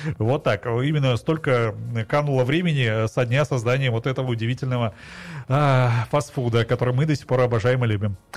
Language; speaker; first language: Russian; non-native, local second language; Tajik